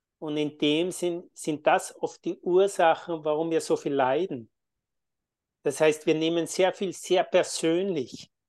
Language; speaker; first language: German; native; German